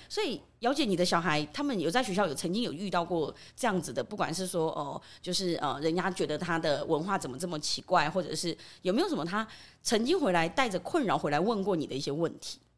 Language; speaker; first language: Chinese; early bilingual, other home language; Burmese